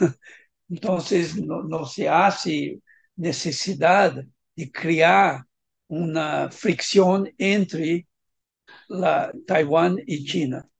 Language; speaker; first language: Spanish; non-native, fluent; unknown